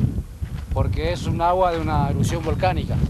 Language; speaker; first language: Portuguese; non-native, learner; Spanish